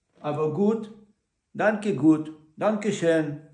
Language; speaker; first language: German; non-native, learner; Ukrainian